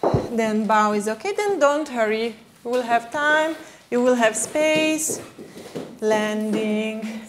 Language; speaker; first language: English; non-native, fluent; Hungarian